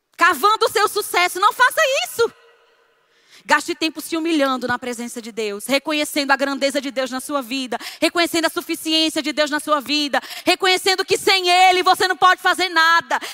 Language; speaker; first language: Portuguese; native; Portuguese